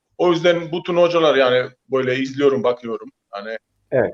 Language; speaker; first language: Turkish; non-native, learner; Croatian